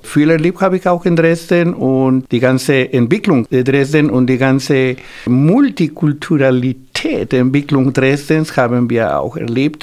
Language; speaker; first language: German; non-native, fluent; Spanish